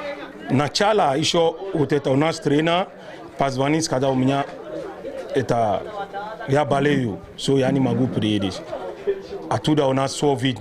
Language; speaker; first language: Russian; non-native, learner; Tajik